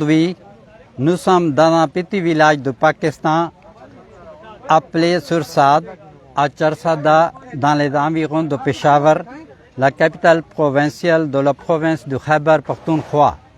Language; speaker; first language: French; non-native, fluent; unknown